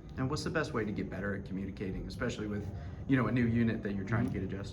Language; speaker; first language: English; native; English